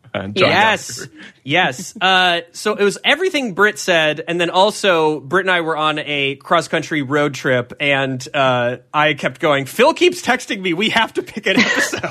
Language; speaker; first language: English; native; English